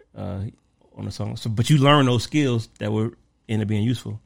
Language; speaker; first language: English; native; English